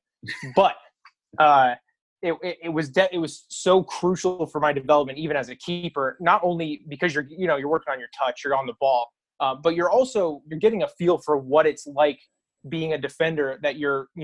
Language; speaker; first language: English; native; English